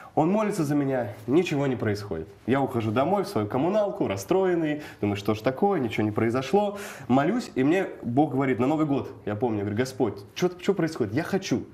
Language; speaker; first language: Russian; native; Russian